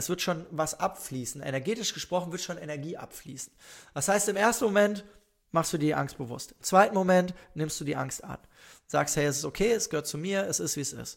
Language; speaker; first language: German; native; German